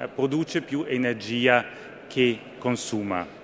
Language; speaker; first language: Italian; non-native, fluent; German